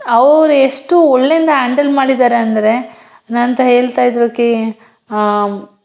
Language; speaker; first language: Kannada; non-native, local second language; Hindi